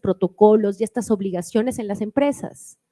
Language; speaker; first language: Spanish; native; Spanish